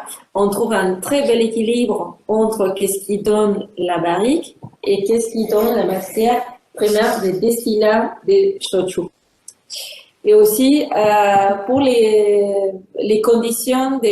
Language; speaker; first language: French; non-native, fluent; Spanish